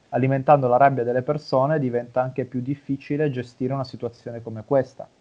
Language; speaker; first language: Italian; native; Italian